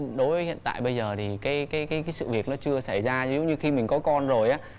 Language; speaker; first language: Vietnamese; native; Vietnamese